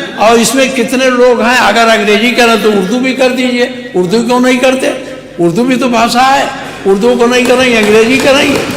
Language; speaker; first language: Hindi; native; Hindi